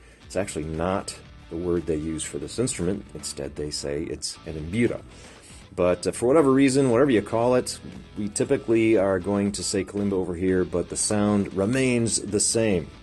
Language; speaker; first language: English; native; English